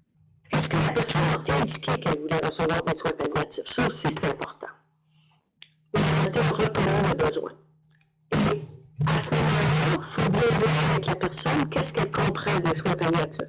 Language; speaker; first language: French; native; French